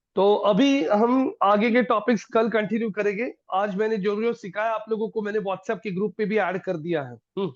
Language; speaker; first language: Hindi; non-native, local second language; Marathi